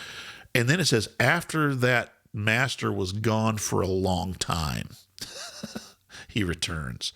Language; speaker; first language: English; native; English